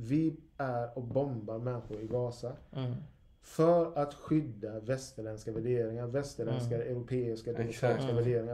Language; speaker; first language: Swedish; native; Swedish